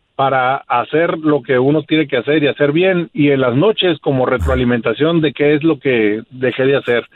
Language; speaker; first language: Spanish; native; Spanish